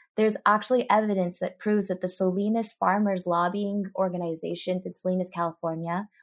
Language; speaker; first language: English; early bilingual, other home language; Japanese